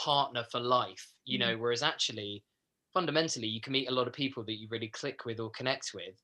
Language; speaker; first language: English; native; English